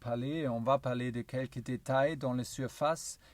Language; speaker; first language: French; non-native, learner; German